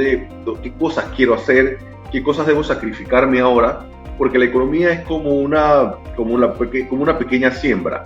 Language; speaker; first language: Spanish; native; Spanish